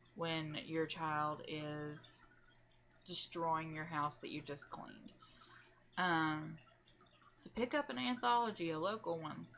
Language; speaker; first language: English; native; English